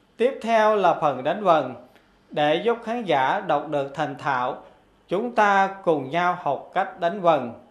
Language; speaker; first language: Vietnamese; non-native, local second language; Khmer